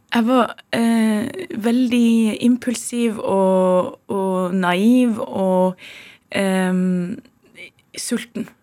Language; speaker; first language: Norwegian; native; Norwegian